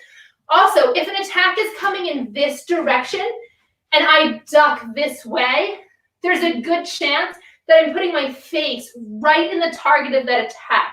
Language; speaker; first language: English; native; English